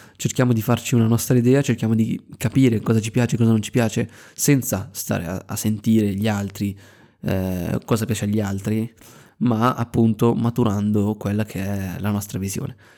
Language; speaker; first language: Italian; native; Italian